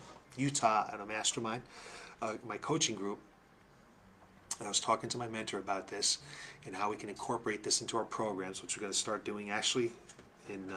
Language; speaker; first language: English; native; English